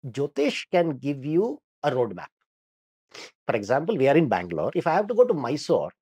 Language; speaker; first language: English; non-native, local second language; Kannada